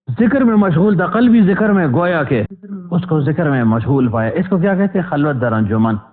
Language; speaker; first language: Urdu; non-native, local second language; Pashto